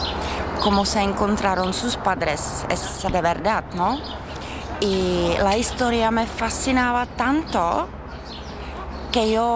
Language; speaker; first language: Spanish; non-native, fluent; Czech